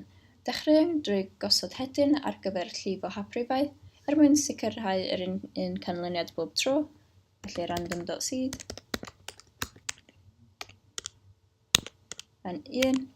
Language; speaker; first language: Welsh; native; Welsh